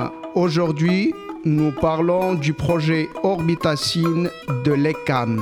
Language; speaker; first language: French; non-native, learner; Spanish